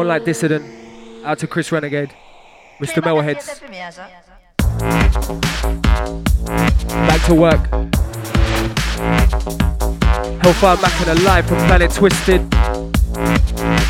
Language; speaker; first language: English; native; English